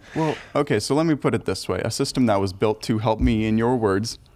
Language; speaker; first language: English; early bilingual, other home language; German